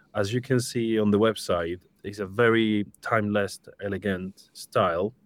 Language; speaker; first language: English; non-native, fluent; Spanish